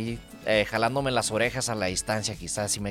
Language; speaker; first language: Spanish; native; Spanish